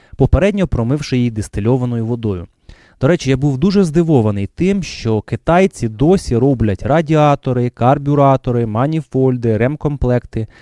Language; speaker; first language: Ukrainian; non-native, local second language; Russian